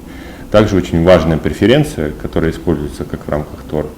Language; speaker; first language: Russian; native; Russian